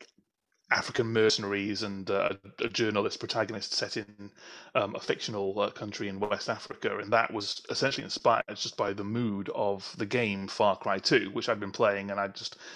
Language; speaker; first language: English; native; English